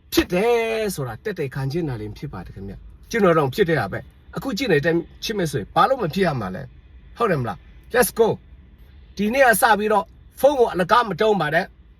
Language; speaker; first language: Burmese; non-native, local second language; Shan